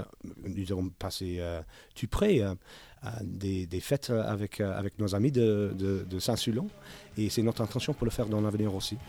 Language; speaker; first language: French; non-native, learner; English